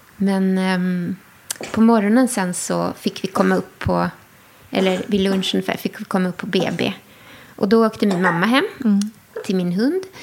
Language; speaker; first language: Swedish; native; Swedish